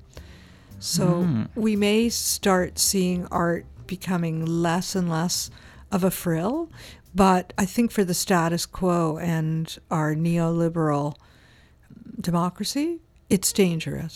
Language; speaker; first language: English; native; English